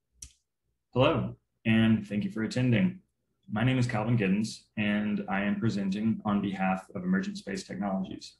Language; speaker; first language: English; native; English